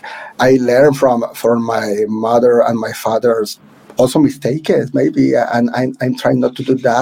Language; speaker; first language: English; non-native, fluent; Spanish